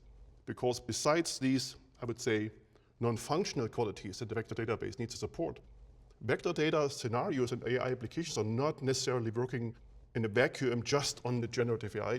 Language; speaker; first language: English; non-native, fluent; German